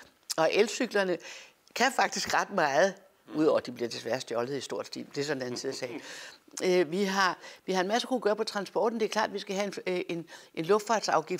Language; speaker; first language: Danish; native; Danish